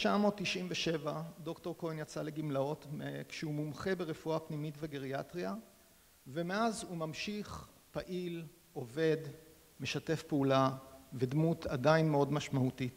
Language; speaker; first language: Hebrew; native; Hebrew